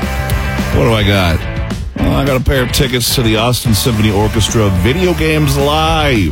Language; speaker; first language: English; native; English